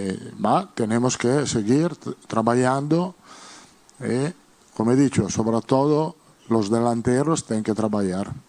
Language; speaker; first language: Portuguese; non-native, learner; Spanish